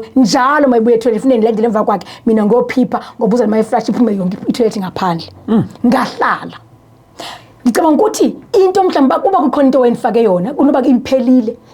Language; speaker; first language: Zulu; non-native, local second language; Xhosa